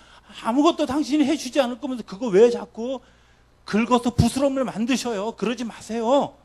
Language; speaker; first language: Korean; native; Korean